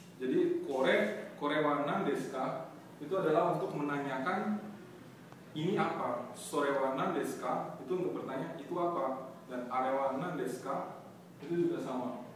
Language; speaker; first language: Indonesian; native; Indonesian